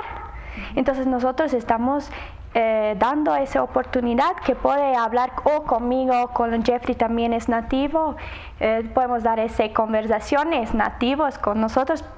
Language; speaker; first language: Spanish; non-native, learner; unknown